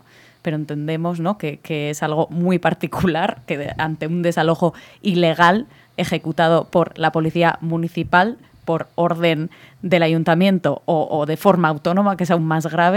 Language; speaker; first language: Spanish; native; Spanish